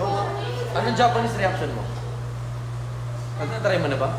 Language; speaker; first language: Filipino; native; Filipino